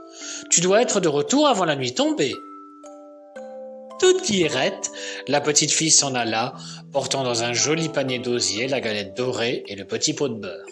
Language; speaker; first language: French; native; French